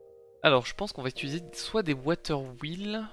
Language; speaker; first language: French; native; French